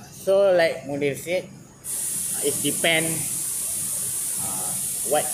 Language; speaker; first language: English; non-native, learner; Malay